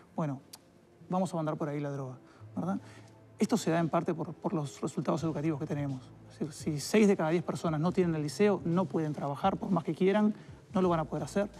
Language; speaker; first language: Spanish; native; Spanish